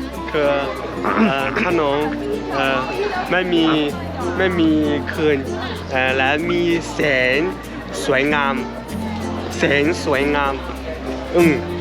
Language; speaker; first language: Thai; non-native, learner; Chinese